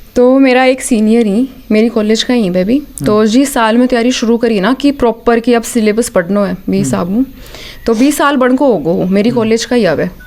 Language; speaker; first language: Hindi; native; Hindi